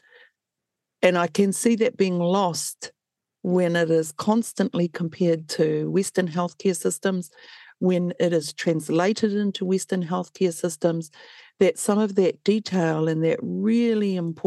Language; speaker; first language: English; native; English